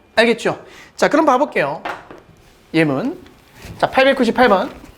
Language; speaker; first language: Korean; native; Korean